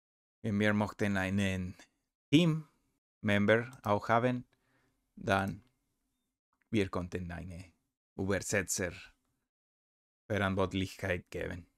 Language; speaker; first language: German; non-native, learner; Spanish